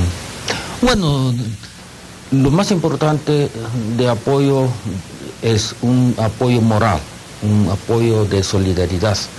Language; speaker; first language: Spanish; non-native, learner; Japanese